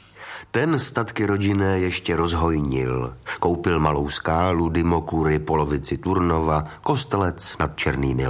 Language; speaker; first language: Czech; native; Czech